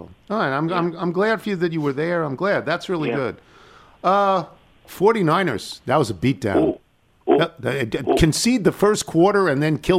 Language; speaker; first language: English; native; English